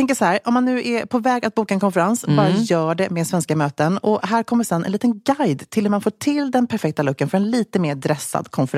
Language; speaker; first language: Swedish; native; Swedish